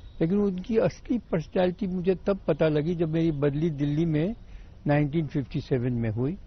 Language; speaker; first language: Urdu; native; Urdu